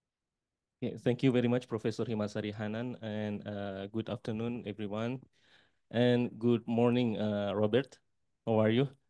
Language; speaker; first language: English; non-native, fluent; Indonesian